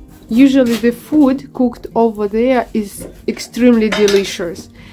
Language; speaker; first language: English; non-native, fluent; Russian